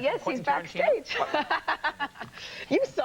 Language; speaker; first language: English; native; English